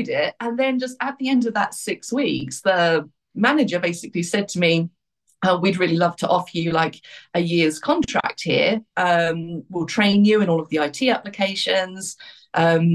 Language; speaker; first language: English; native; English